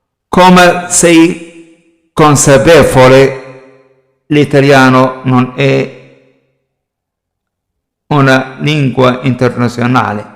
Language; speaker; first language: Italian; non-native, fluent; Somali